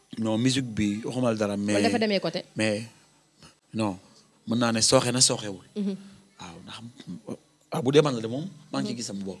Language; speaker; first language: Wolof; native; Wolof